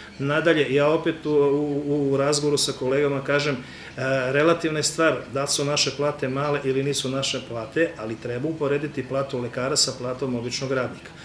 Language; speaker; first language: Serbian; native; Serbian